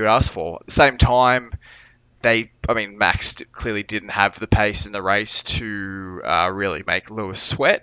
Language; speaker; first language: English; native; English